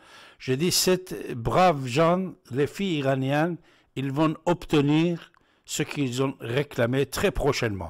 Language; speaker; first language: French; non-native, fluent; Persian